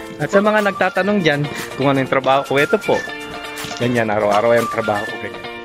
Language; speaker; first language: Filipino; non-native, local second language; Pampanga